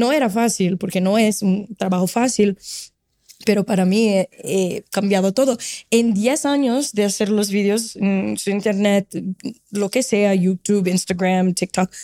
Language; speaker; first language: Spanish; non-native, fluent; Portuguese